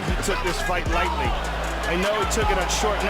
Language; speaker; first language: English; native; English